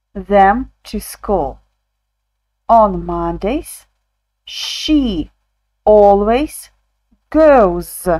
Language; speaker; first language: English; non-native, fluent; Ukrainian